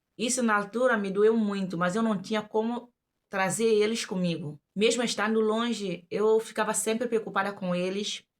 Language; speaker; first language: Portuguese; native; Portuguese